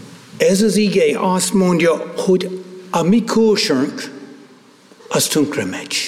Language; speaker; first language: Hungarian; non-native, fluent; English